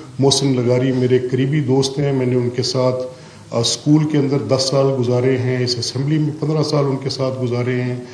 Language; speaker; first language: Urdu; non-native, local second language; Punjabi